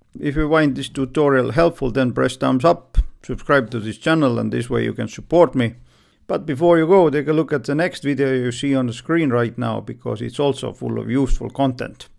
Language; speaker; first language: English; non-native, fluent; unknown